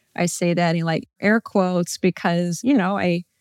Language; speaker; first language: English; non-native, fluent; Portuguese